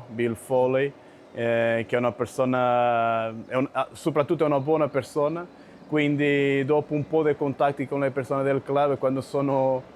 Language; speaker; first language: Italian; non-native, fluent; Portuguese